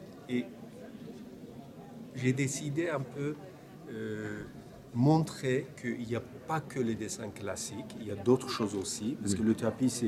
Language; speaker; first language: French; non-native, fluent; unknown